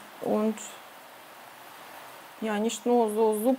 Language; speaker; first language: German; non-native, fluent; Russian